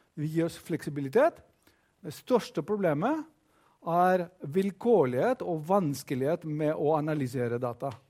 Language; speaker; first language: Norwegian; non-native, fluent; Greek